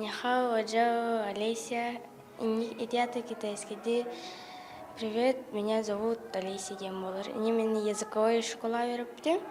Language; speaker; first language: Russian; non-native, local second language; Yakut